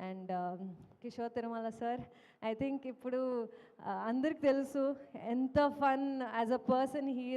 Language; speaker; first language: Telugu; non-native, fluent; Kannada